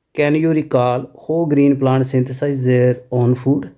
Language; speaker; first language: English; non-native, local second language; Punjabi